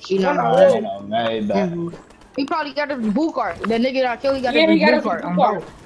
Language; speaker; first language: English; native; English